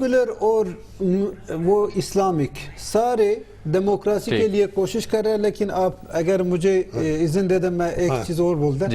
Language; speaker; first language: Hindi; non-native, learner; Turkish